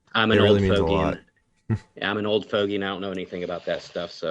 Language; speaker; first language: English; native; English